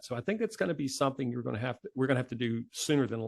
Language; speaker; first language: English; native; English